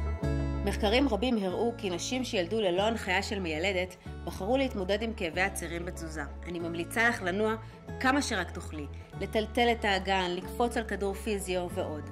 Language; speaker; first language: Hebrew; native; Hebrew